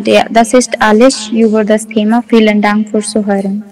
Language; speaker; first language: German; non-native, learner; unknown